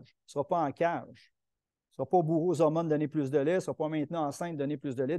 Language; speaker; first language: French; native; French